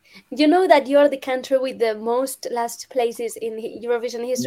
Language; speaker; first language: English; non-native, learner; Spanish